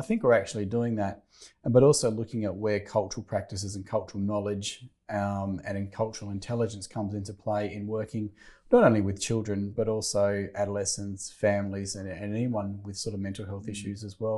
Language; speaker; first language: English; native; English